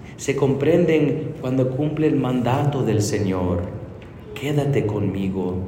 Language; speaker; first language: Spanish; non-native, fluent; English